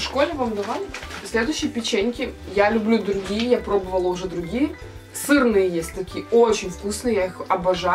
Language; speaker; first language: Russian; native; Russian